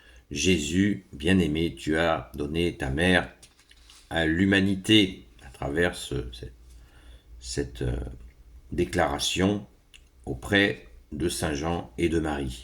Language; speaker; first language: French; native; French